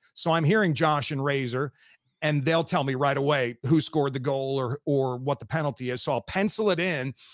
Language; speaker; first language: English; native; English